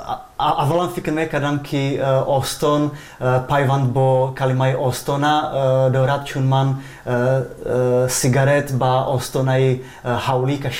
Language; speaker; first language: Persian; non-native, fluent; Czech